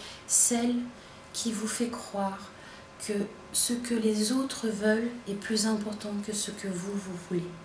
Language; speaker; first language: French; native; French